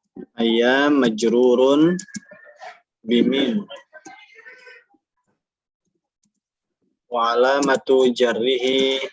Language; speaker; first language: Arabic; non-native, fluent; Indonesian